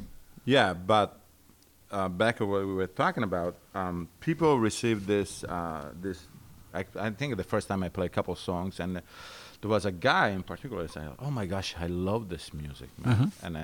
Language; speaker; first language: English; non-native, learner; Italian